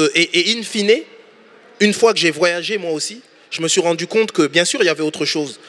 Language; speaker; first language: French; native; French